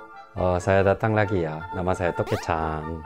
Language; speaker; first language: Indonesian; non-native, local second language; Korean